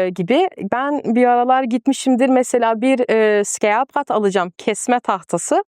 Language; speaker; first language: Turkish; non-native, fluent; Danish